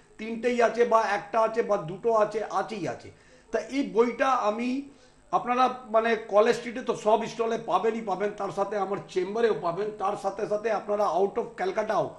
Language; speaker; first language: Bangla; non-native, local second language; Punjabi